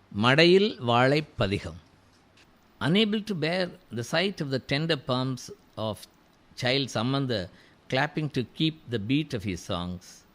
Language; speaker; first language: English; non-native, local second language; Tamil